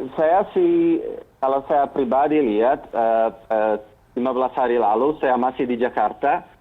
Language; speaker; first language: Indonesian; non-native, fluent; Bosnian